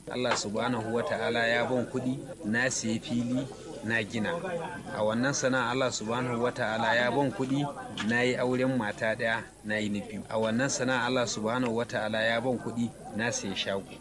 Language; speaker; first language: Hausa; native; Hausa